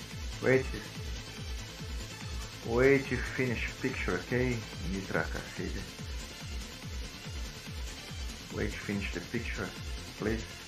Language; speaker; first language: English; non-native, learner; Portuguese